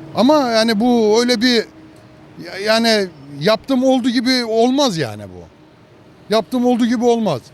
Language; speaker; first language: Turkish; native; Turkish